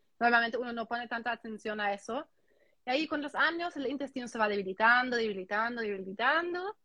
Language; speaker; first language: Spanish; non-native, fluent; German